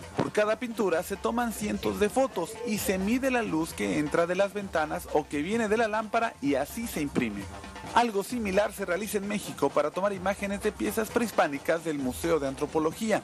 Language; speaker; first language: Spanish; native; Spanish